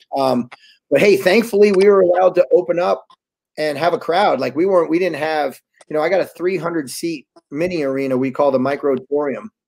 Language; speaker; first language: English; native; English